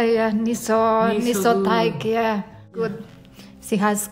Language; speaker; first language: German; non-native, learner; Indonesian